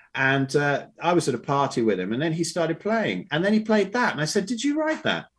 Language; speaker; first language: English; native; English